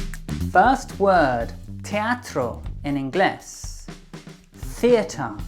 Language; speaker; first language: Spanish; non-native, fluent; English